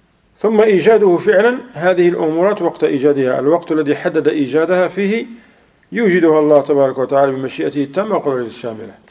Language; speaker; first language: Arabic; non-native, fluent; English